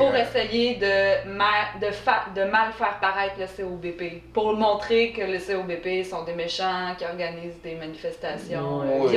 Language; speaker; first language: French; native; French